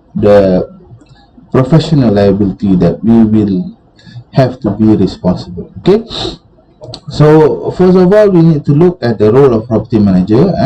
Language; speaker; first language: English; non-native, local second language; Malay